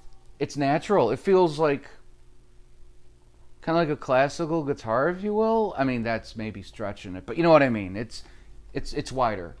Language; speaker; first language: English; native; English